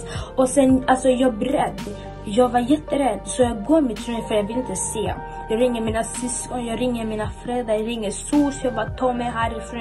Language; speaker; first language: Swedish; early bilingual, other home language; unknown